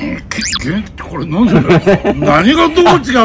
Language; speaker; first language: Japanese; native; Japanese